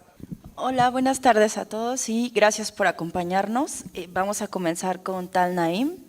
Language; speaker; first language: Spanish; native; Spanish